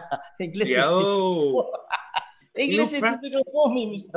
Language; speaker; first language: English; non-native, learner; Indonesian